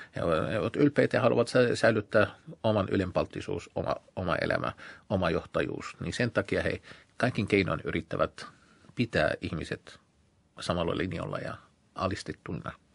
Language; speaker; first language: Finnish; non-native, fluent; Arabic